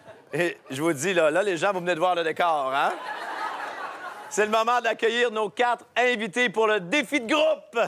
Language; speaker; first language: French; native; French